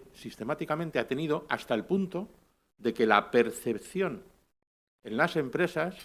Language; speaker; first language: Spanish; native; Spanish